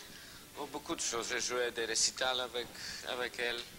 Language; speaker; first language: French; non-native, learner; Russian